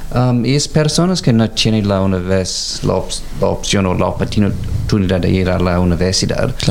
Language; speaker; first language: Spanish; non-native, learner; English